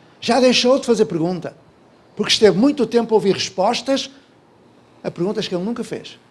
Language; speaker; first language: Portuguese; native; Portuguese